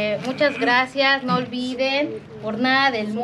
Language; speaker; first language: Spanish; native; Spanish